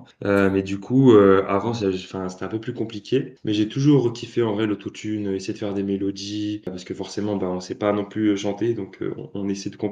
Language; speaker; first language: French; native; French